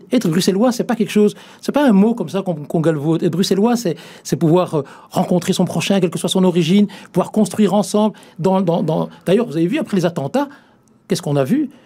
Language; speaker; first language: French; native; French